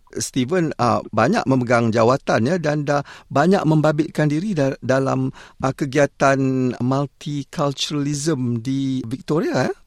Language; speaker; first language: Malay; native; Malay